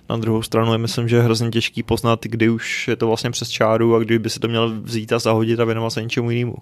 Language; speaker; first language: Czech; native; Czech